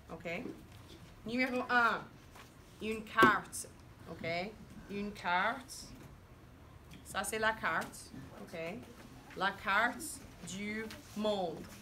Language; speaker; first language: French; non-native, fluent; English